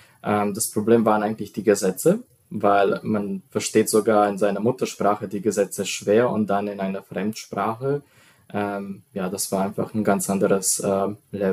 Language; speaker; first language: German; non-native, fluent; Serbian